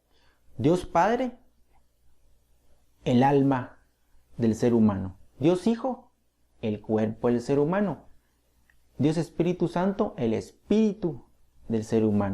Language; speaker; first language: Spanish; native; Spanish